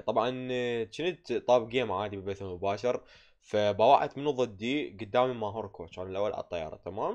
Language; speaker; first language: Arabic; native; Arabic